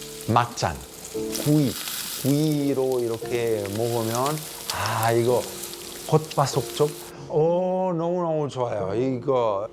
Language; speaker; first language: Korean; non-native, fluent; Italian